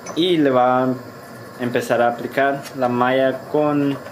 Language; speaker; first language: Spanish; early bilingual, heritage; Spanish